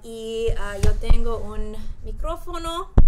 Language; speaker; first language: Spanish; non-native, learner; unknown